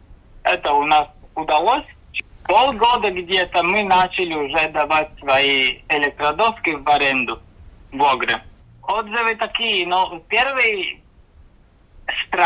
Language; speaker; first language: Russian; non-native, local second language; Latvian